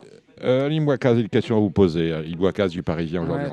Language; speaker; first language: French; native; French